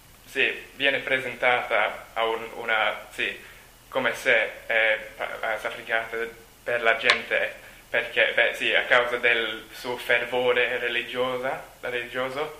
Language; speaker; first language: Italian; non-native, learner; English